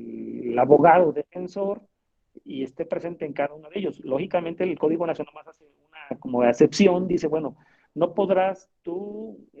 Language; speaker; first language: Spanish; native; Spanish